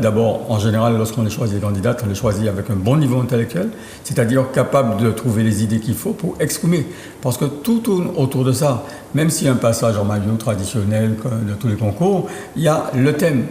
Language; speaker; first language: French; native; French